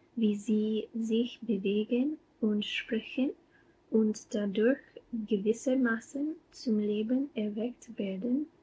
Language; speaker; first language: German; non-native, learner; English